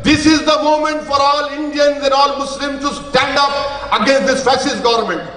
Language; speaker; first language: English; non-native, local second language; Urdu